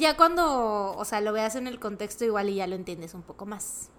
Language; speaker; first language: Spanish; native; Spanish